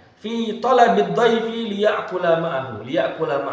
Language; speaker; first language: Arabic; non-native, fluent; Indonesian